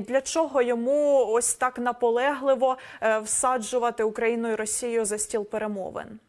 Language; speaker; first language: Ukrainian; native; Ukrainian